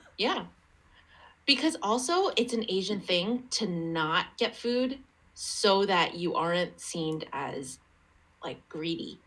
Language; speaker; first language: English; early bilingual, other home language; Chinese